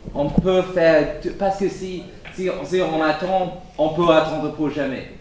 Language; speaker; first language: French; non-native, fluent; English